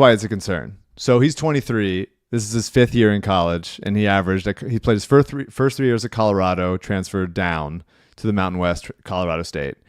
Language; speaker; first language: English; native; English